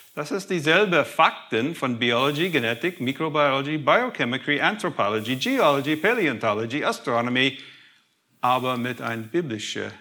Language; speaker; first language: German; non-native, fluent; English